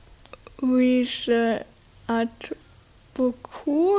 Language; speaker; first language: French; non-native, learner; German